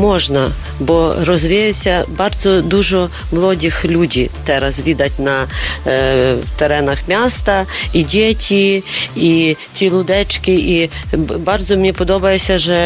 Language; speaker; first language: Polish; non-native, learner; Ukrainian